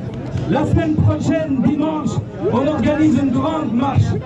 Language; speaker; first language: French; non-native, fluent; Persian